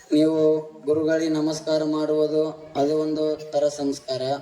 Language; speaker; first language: Kannada; non-native, fluent; Telugu